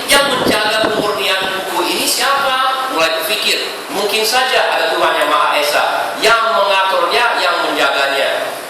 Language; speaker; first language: Indonesian; non-native, fluent; English